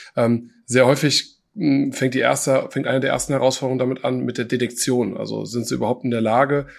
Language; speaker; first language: German; early bilingual, other home language; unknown